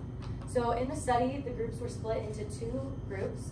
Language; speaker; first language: English; native; English